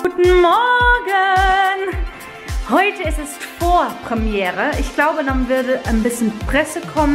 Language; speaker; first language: German; non-native, fluent; Dutch